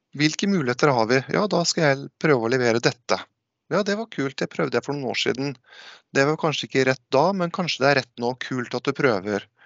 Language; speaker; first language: Norwegian; native; Norwegian